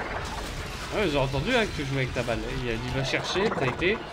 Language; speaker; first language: French; native; French